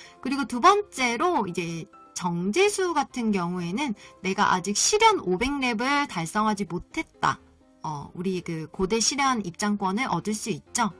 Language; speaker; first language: Korean; native; Korean